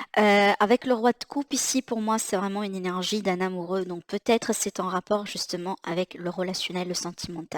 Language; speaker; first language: French; native; French